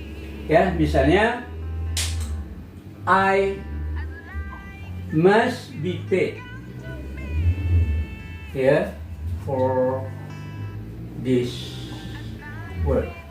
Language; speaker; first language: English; non-native, fluent; Indonesian